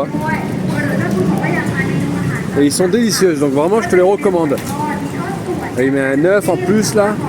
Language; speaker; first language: French; native; French